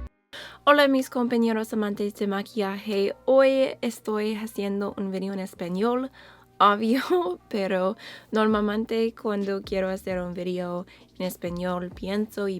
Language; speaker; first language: Spanish; non-native, learner; English